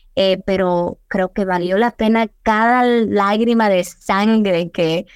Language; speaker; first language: Spanish; early bilingual, heritage; Spanish